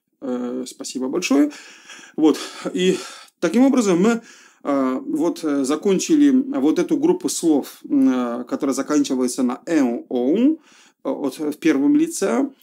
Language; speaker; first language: Russian; non-native, fluent; Polish